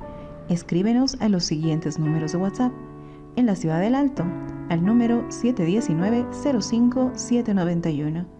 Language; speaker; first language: Spanish; native; Spanish